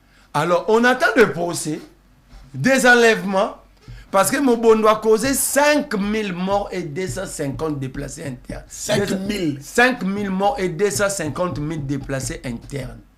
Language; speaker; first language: French; non-native, local second language; Lingala